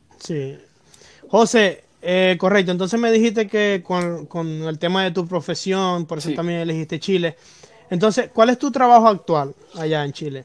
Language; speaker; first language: Spanish; native; Spanish